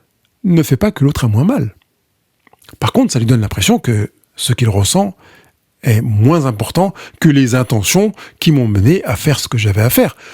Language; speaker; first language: French; native; French